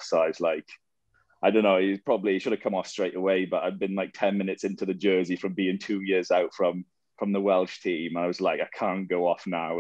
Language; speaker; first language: English; native; English